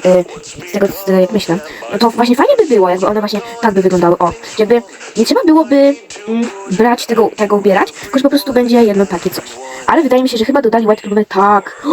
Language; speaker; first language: Polish; native; Polish